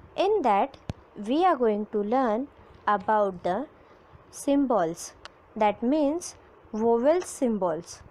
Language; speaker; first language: English; non-native, local second language; Marathi